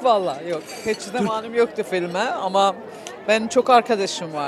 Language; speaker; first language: Turkish; non-native, learner; Persian